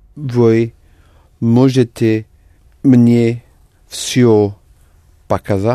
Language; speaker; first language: Russian; non-native, learner; English